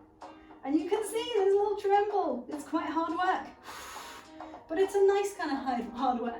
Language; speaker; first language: English; native; English